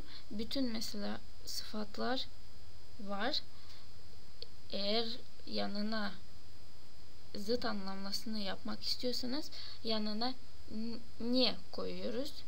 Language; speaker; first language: Turkish; non-native, fluent; Russian